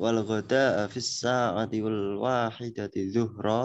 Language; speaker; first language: Arabic; non-native, learner; Indonesian